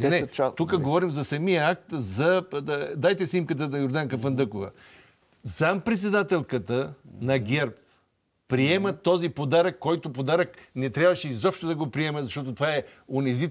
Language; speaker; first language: Bulgarian; native; Bulgarian